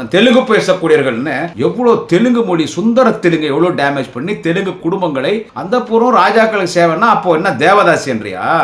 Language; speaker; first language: Tamil; non-native, local second language; Telugu